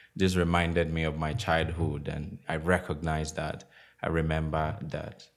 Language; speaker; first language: English; non-native, local second language; Igbo